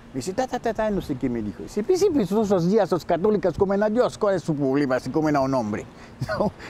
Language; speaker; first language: Spanish; non-native, fluent; Haitian Creole